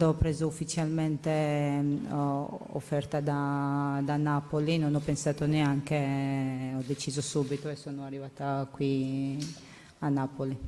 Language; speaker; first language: Italian; non-native, learner; Georgian